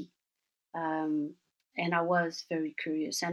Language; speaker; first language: English; native; English